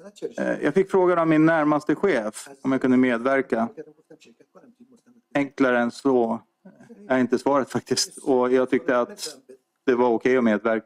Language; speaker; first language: Swedish; native; Swedish